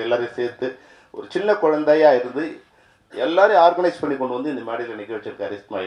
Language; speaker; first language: Tamil; native; Tamil